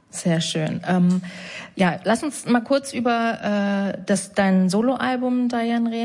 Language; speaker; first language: German; native; German